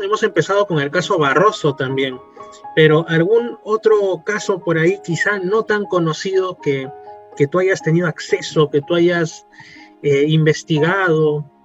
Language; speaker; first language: Spanish; native; Spanish